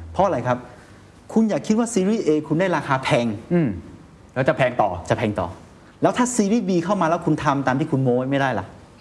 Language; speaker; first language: Thai; non-native, fluent; Chinese